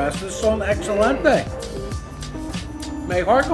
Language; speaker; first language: Spanish; non-native, learner; English